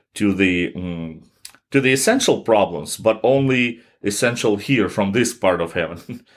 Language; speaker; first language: English; non-native, fluent; Russian